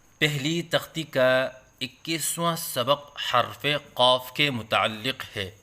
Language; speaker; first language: Urdu; native; Urdu